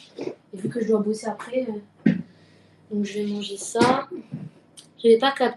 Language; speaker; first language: French; native; French